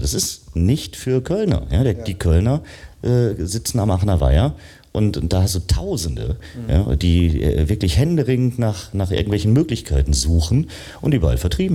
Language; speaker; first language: German; native; German